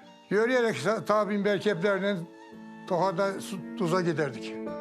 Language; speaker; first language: Turkish; native; Turkish